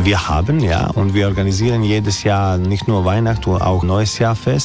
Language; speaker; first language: German; non-native, learner; Croatian